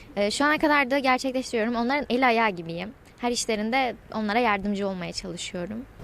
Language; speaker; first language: Turkish; native; Turkish